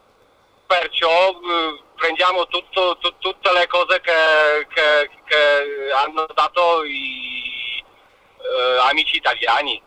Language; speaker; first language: Italian; non-native, learner; Ukrainian